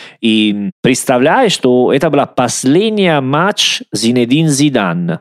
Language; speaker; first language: Russian; non-native, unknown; Italian